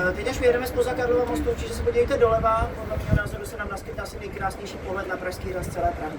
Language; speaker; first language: Czech; native; Czech